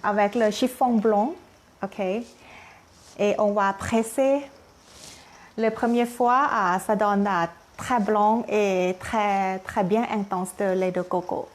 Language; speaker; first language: French; non-native, learner; Thai